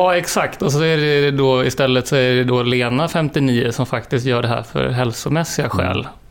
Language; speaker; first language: Swedish; native; Swedish